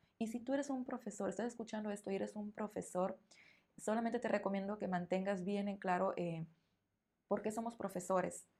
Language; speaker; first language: Spanish; native; Spanish